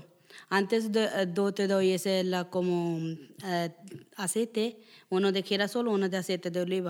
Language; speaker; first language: Spanish; non-native, learner; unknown